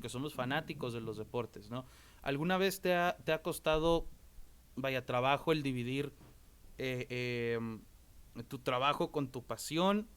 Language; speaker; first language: Spanish; native; Spanish